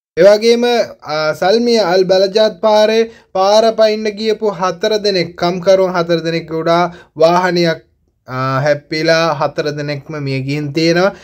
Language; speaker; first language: Sinhala; native; Sinhala